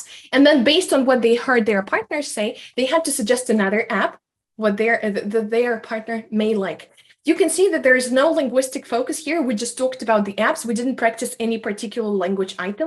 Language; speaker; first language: English; non-native, fluent; Russian